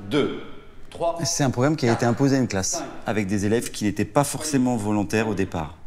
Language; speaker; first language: French; native; French